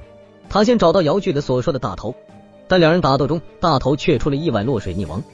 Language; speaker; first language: Chinese; native; Chinese